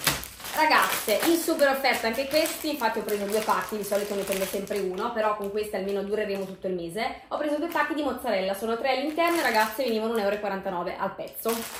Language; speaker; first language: Italian; native; Italian